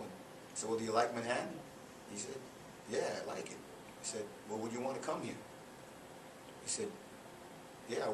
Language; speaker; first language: English; native; English